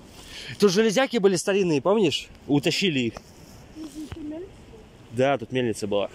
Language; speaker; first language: Russian; native; Russian